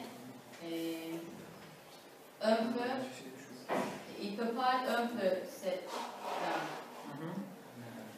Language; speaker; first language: French; non-native, learner; Turkish